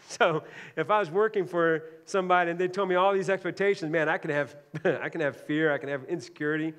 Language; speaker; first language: English; native; English